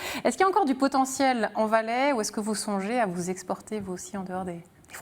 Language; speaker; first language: French; native; French